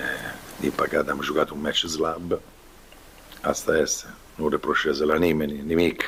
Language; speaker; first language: Romanian; non-native, fluent; Italian